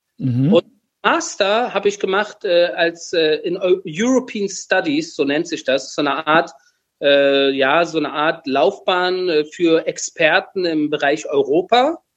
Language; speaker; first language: German; early bilingual, other home language; Persian